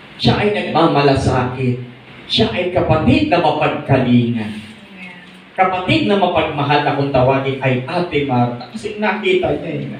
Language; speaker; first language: Filipino; non-native, local second language; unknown